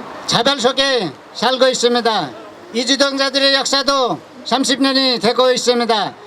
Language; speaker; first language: Korean; non-native, fluent; Nepali